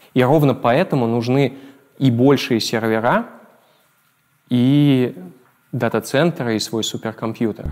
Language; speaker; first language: Russian; native; Russian